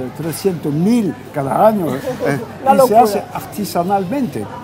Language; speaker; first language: Spanish; non-native, fluent; French